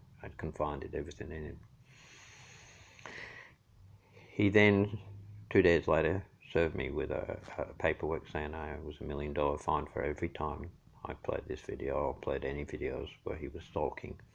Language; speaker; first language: English; native; English